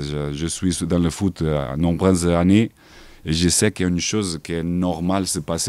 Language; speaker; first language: French; non-native, learner; Portuguese